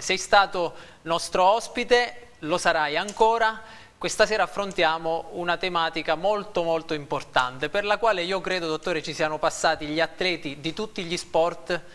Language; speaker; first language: Italian; native; Italian